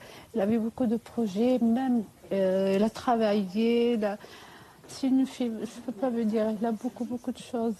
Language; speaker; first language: French; non-native, fluent; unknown